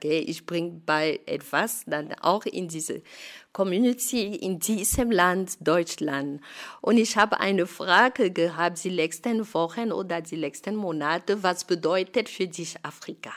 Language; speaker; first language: German; non-native, fluent; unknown